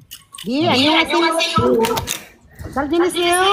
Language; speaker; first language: Korean; non-native, learner; Filipino